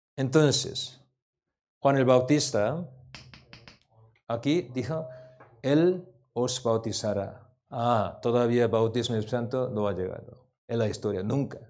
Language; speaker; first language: Spanish; non-native, learner; Korean